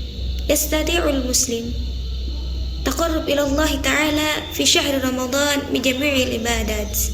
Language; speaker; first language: Arabic; non-native, learner; Indonesian